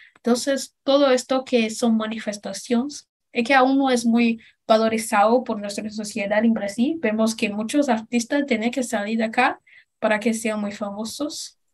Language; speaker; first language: Spanish; non-native, learner; Portuguese